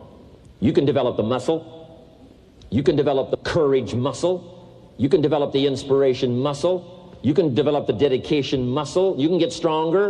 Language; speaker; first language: English; native; English